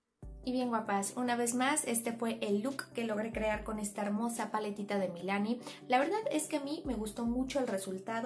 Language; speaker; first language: Spanish; native; Spanish